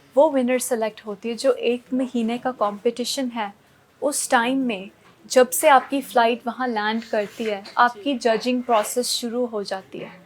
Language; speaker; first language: Hindi; non-native, local second language; Punjabi